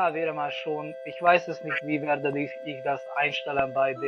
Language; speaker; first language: German; non-native, learner; Hungarian